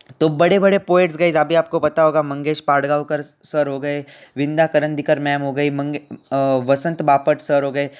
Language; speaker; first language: Hindi; non-native, local second language; Marathi